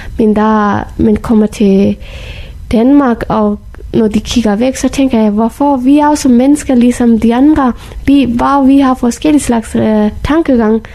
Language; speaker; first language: Danish; non-native, fluent; Persian